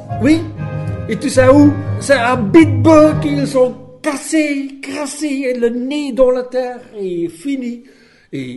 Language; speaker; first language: French; non-native, learner; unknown